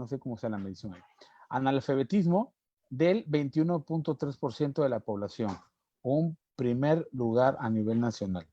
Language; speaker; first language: Spanish; native; Spanish